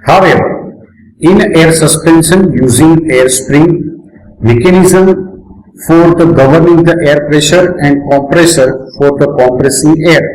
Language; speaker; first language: English; non-native, local second language; Gujarati